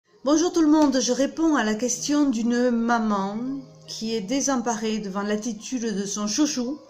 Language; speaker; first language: French; native; French